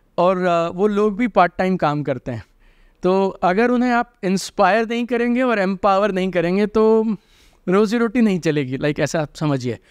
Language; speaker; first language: Hindi; native; Hindi